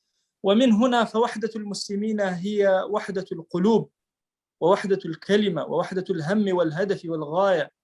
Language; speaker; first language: Arabic; non-native, local second language; Kurdish